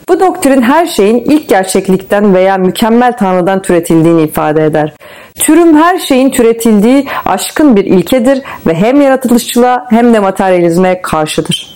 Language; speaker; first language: Turkish; native; Turkish